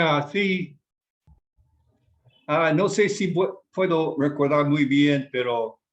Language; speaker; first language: Spanish; non-native, fluent; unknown